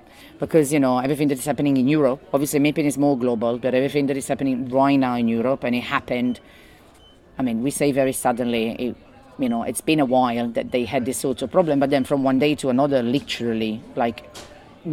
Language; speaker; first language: English; non-native, fluent; Italian